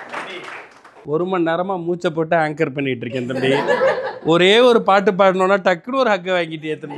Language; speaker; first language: Tamil; native; Tamil